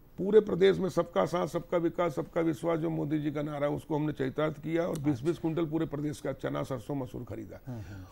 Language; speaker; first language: Hindi; native; Hindi